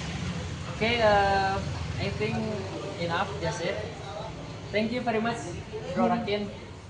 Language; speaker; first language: English; non-native, learner; Indonesian